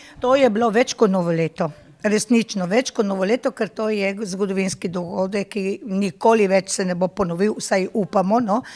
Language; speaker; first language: Slovenian; non-native, local second language; Italian